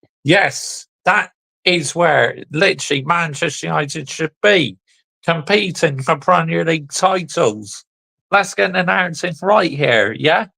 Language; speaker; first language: English; native; English